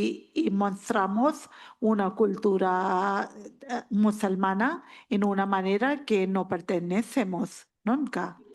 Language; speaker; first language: Spanish; non-native, learner; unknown